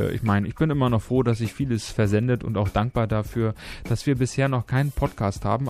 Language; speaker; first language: German; native; German